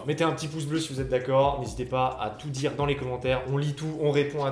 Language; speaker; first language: French; native; French